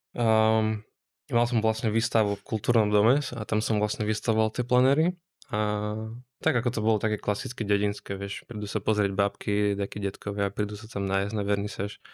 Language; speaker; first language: Slovak; native; Slovak